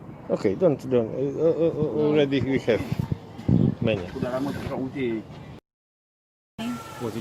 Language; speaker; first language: English; non-native, learner; Polish